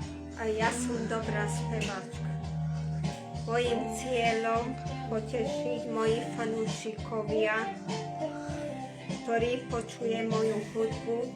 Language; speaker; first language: Slovak; non-native, local second language; Romany